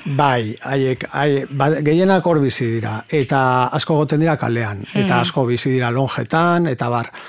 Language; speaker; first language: Basque; native; Basque